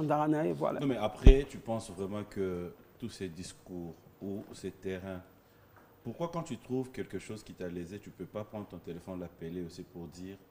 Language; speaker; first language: French; non-native, local second language; Lingala